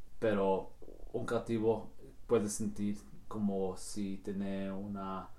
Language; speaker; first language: Spanish; early bilingual, heritage; English